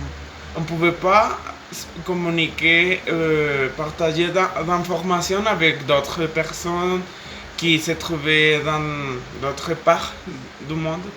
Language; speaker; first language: French; non-native, fluent; Spanish